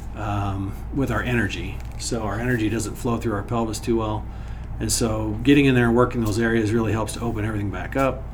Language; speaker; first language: English; native; English